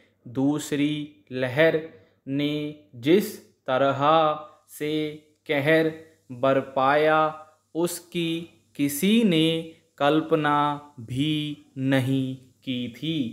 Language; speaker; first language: Hindi; native; Hindi